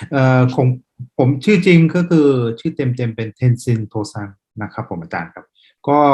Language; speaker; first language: Thai; non-native, fluent; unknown